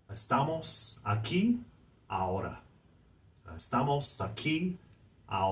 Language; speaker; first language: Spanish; non-native, fluent; English